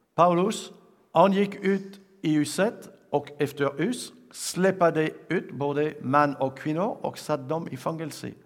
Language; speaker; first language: Swedish; non-native, fluent; French